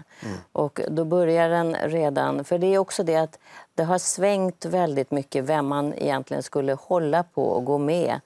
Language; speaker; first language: Swedish; native; Swedish